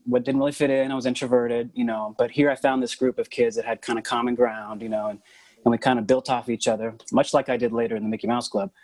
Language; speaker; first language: English; native; English